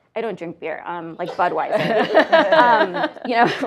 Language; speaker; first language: English; native; English